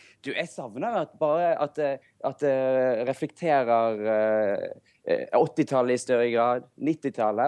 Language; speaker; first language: Norwegian; native; Norwegian